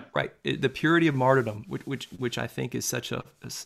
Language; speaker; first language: English; native; English